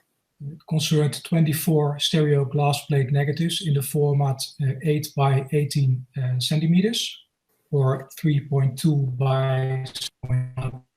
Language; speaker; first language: English; non-native, fluent; Dutch